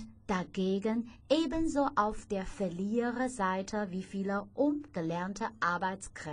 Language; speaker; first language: German; non-native, fluent; Chinese